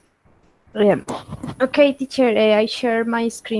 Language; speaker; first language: English; non-native, learner; Spanish